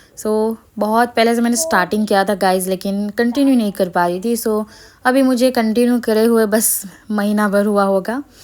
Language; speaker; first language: Hindi; native; Hindi